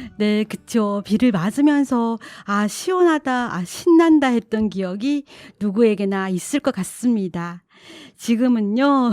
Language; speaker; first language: Korean; non-native, fluent; Chinese